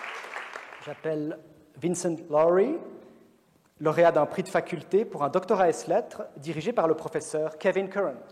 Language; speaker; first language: French; native; French